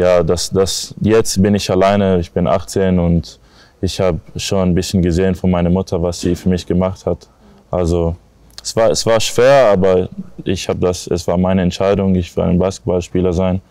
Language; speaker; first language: German; non-native, learner; English